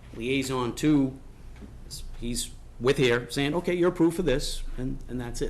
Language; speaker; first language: English; native; English